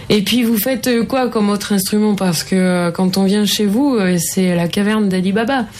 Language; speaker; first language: French; native; French